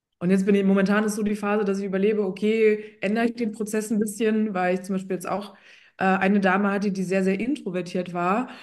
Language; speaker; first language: German; early bilingual, other home language; Polish